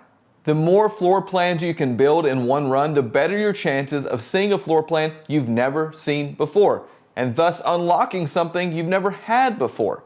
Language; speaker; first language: English; native; English